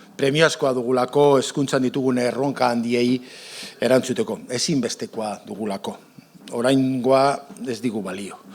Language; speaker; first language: Basque; native; Basque